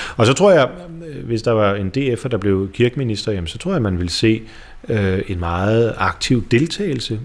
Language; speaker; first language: Danish; native; Danish